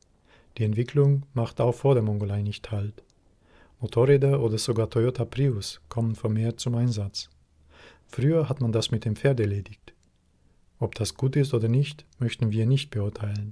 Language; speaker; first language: German; native; German